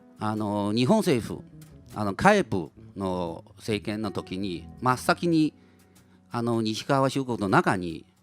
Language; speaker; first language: Japanese; non-native, fluent; Chinese